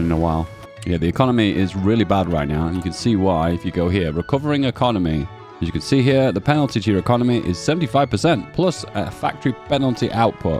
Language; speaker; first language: English; native; English